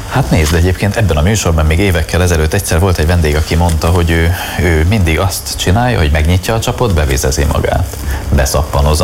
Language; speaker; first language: Hungarian; native; Hungarian